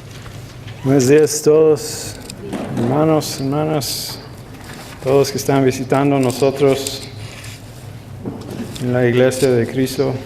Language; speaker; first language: Spanish; non-native, learner; English